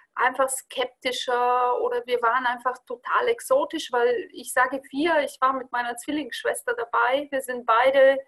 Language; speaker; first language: German; non-native, fluent; Bulgarian